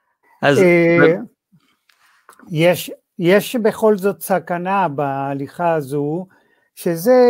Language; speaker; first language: Hebrew; non-native, fluent; Spanish